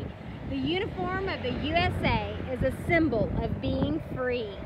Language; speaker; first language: English; native; English